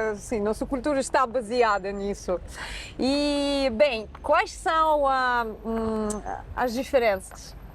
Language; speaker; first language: Portuguese; non-native, fluent; Russian